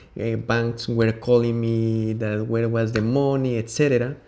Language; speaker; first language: English; non-native, learner; Spanish